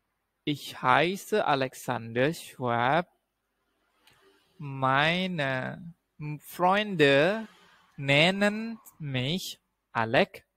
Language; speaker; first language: German; non-native, learner; Indonesian